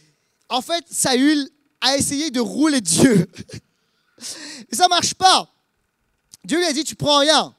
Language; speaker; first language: French; native; French